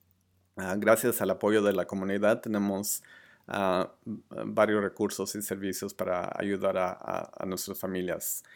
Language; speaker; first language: Spanish; early bilingual, other home language; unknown